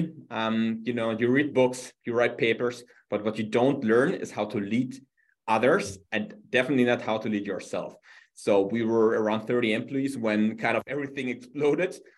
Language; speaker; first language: English; non-native, fluent; German